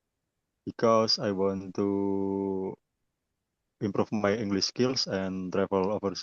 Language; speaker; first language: English; non-native, learner; Indonesian